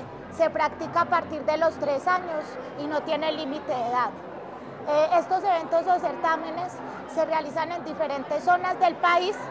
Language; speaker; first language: Spanish; native; Spanish